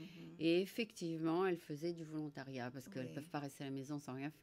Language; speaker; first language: French; native; French